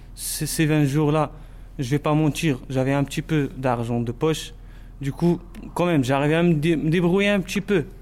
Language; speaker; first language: French; non-native, local second language; Arabic